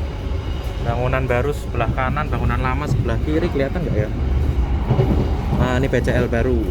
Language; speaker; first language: Indonesian; native; Indonesian